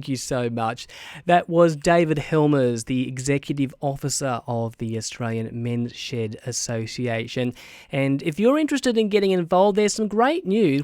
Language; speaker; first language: English; native; English